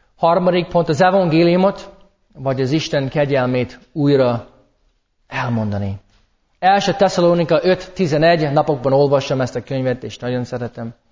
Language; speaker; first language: Hungarian; non-native, fluent; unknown